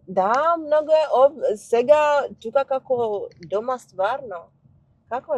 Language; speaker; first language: Macedonian; non-native, learner; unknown